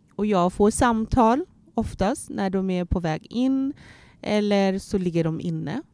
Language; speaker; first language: Swedish; early bilingual, other home language; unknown